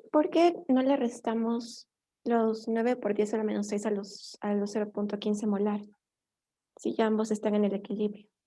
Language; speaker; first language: Spanish; native; Spanish